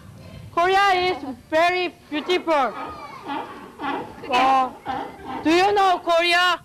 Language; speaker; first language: English; non-native, learner; Korean